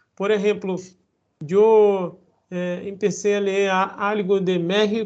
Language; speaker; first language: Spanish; non-native, learner; Portuguese